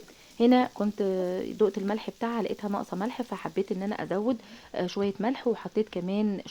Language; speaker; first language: Arabic; native; Arabic